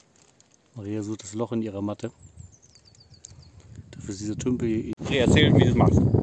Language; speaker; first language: German; native; German